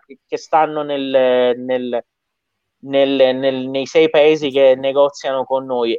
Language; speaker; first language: Italian; non-native, fluent; Persian